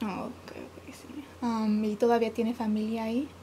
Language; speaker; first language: Spanish; early bilingual, other home language; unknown